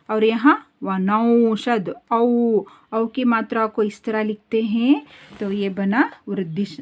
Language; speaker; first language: Hindi; non-native, local second language; Kannada